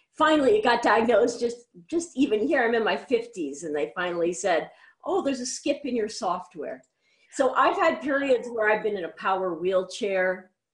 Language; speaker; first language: English; native; English